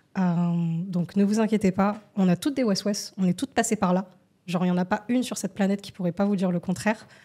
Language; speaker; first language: French; native; French